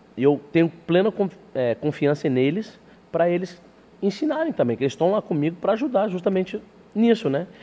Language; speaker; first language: Portuguese; early bilingual, heritage; English